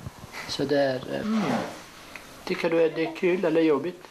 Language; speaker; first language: Swedish; non-native, fluent; Arabic